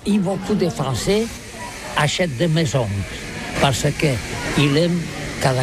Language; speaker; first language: French; non-native, learner; Catalan